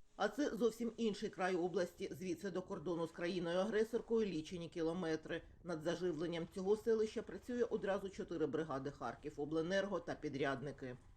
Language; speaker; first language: Ukrainian; native; Ukrainian